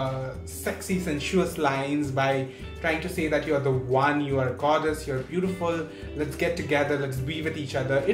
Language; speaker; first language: English; non-native, local second language; Bangla